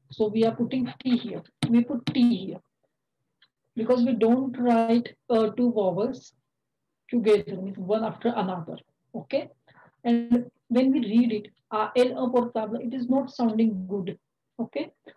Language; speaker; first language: English; non-native, local second language; Marathi